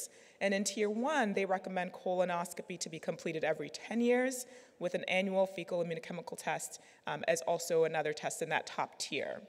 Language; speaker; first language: English; native; English